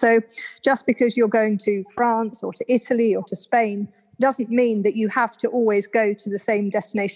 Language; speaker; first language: English; native; English